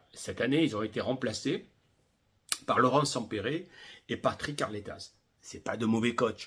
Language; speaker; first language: French; native; French